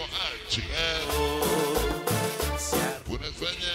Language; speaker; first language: Spanish; native; Spanish